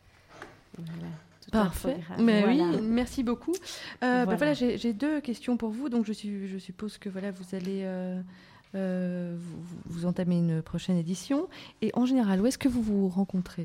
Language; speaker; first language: French; native; French